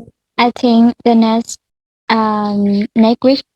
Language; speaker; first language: English; non-native, learner; Vietnamese